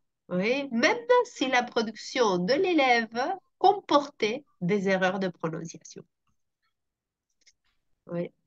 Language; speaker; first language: French; non-native, fluent; Spanish